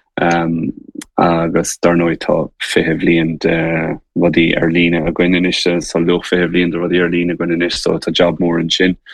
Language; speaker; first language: Irish; native; Irish